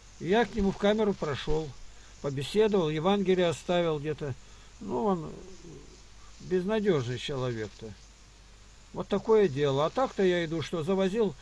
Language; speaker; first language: Russian; native; Russian